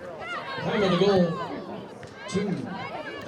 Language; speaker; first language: English; native; English